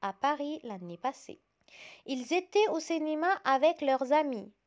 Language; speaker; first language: French; non-native, fluent; Arabic